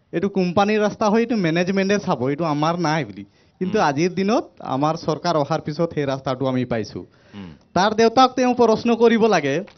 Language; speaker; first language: Assamese; non-native, local second language; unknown